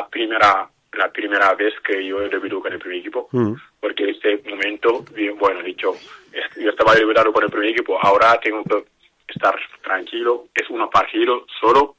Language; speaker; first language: Spanish; non-native, learner; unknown